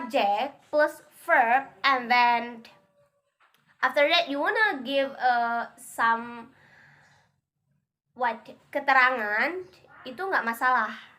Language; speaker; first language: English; non-native, learner; Indonesian